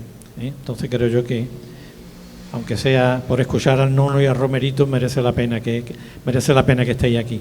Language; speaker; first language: Spanish; native; Spanish